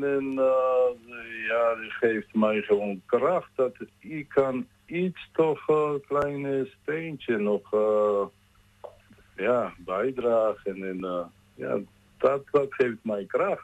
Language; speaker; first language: Dutch; non-native, learner; Georgian